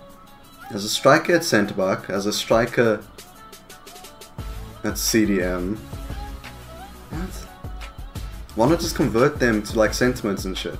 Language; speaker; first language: English; native; English